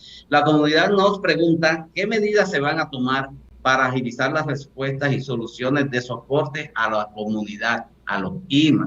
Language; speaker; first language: Spanish; native; Spanish